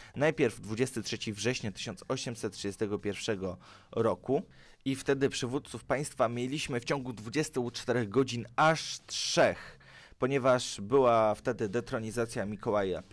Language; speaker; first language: Polish; native; Polish